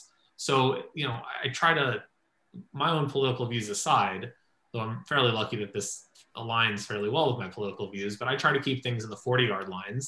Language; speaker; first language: English; native; English